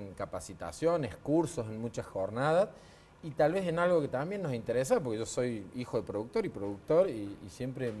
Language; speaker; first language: Spanish; native; Spanish